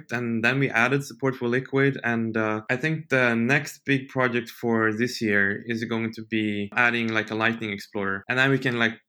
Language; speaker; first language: English; non-native, fluent; Swedish